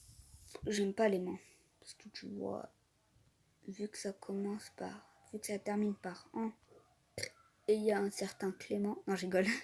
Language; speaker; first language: French; native; French